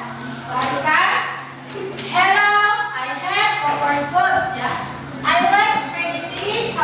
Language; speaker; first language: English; non-native, learner; Indonesian